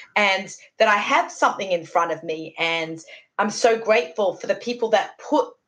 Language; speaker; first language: English; native; English